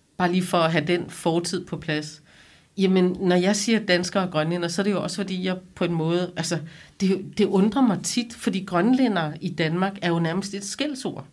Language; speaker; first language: Danish; non-native, local second language; Kalaallisut